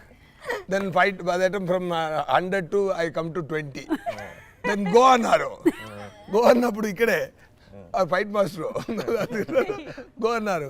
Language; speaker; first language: Telugu; non-native, fluent; Tamil